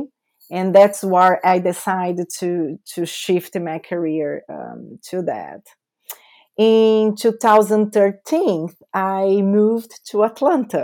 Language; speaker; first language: English; non-native, fluent; Portuguese